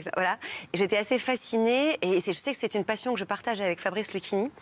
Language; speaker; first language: French; native; French